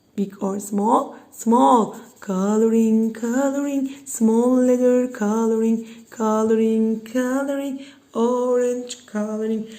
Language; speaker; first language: English; non-native, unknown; Turkish